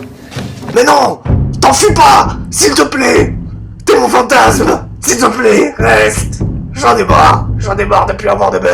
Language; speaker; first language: French; native; French